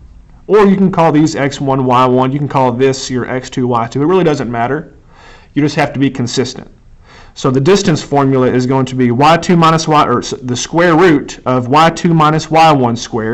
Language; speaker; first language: English; native; English